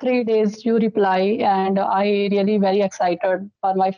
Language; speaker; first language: English; non-native, local second language; Dogri